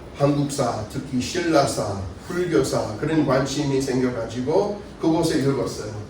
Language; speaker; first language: Korean; non-native, fluent; English